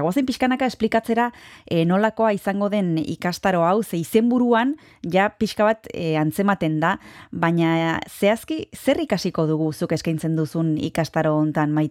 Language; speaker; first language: Basque; native; Basque